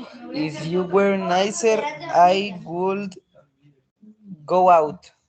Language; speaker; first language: English; non-native, learner; Spanish